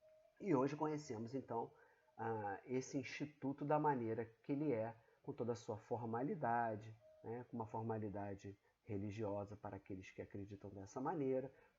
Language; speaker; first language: Portuguese; native; Portuguese